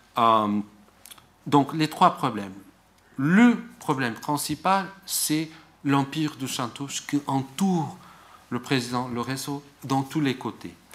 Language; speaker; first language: French; non-native, fluent; Portuguese